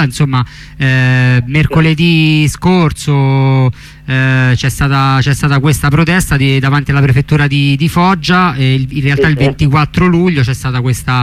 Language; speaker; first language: Italian; native; Italian